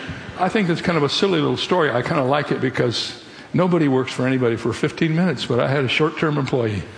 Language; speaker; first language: English; native; English